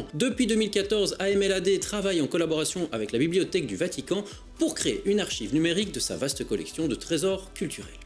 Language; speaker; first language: French; native; French